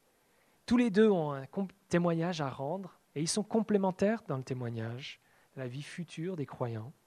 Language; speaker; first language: French; native; French